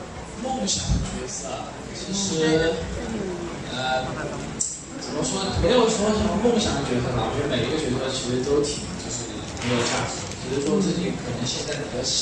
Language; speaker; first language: Chinese; native; Chinese